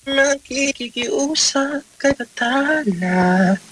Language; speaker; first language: Filipino; early bilingual, other home language; English